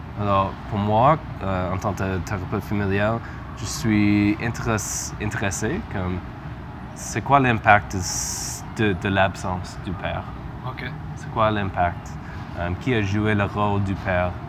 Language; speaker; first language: French; non-native, learner; English